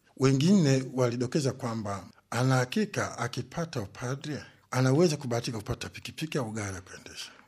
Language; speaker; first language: Swahili; native; Swahili